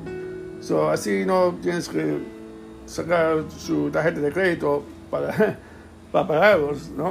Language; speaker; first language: Spanish; early bilingual, heritage; English